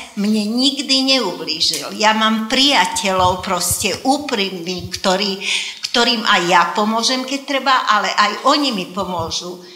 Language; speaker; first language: Slovak; non-native, local second language; Hungarian